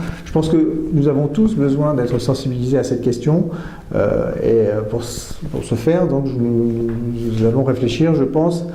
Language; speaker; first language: French; native; French